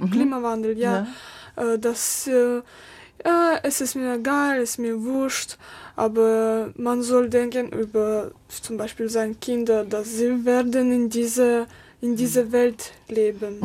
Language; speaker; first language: German; non-native, learner; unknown